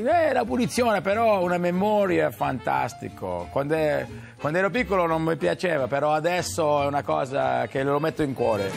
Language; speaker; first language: Italian; early bilingual, heritage; Italian